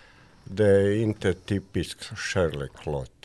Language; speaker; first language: Swedish; non-native, fluent; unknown